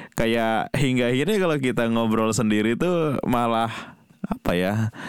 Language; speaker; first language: Indonesian; non-native, local second language; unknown